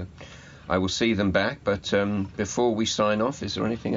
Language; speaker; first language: English; native; English